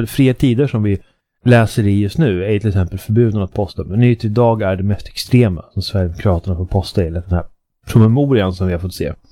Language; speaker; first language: Swedish; native; Swedish